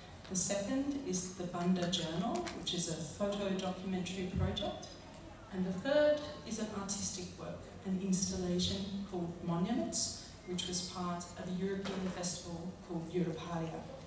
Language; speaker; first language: English; native; English